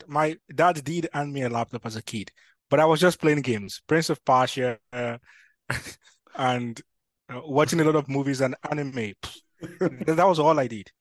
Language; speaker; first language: English; non-native, local second language; Yoruba